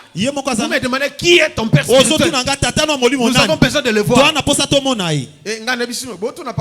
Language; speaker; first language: French; non-native, local second language; Lingala